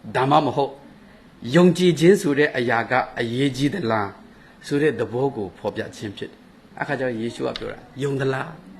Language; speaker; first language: Burmese; non-native, local second language; Kachin